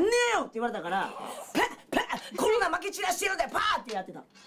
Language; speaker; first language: Japanese; native; Japanese